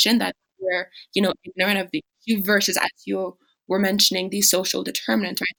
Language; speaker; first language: English; non-native, local second language; French